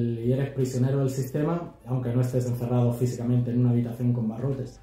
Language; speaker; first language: Spanish; native; Spanish